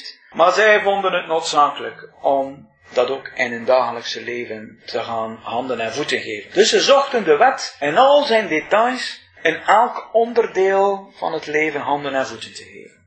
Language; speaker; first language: Dutch; native; Dutch